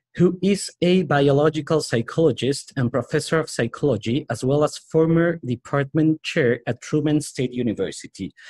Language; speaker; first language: English; non-native, fluent; Spanish